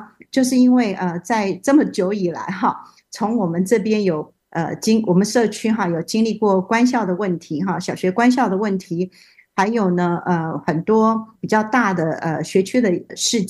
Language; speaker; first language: Chinese; native; Chinese